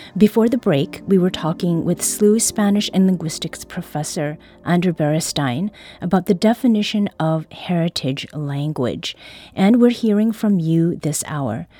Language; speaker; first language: English; early bilingual, other home language; Korean